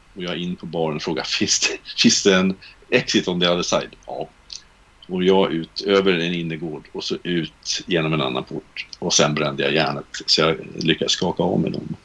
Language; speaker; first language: Swedish; native; Swedish